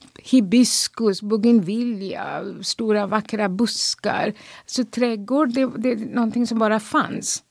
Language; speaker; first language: Swedish; non-native, fluent; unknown